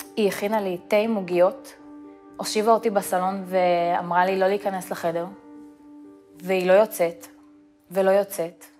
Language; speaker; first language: Hebrew; early bilingual, other home language; Russian